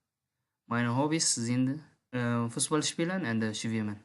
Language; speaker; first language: German; non-native, learner; Tigrinya